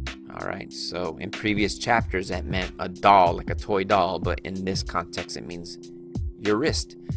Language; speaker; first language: English; native; English